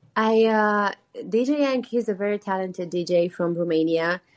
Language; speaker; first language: English; non-native, fluent; Romanian